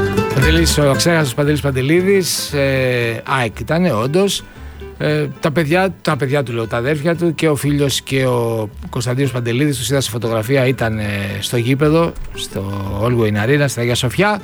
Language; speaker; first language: Greek; native; Greek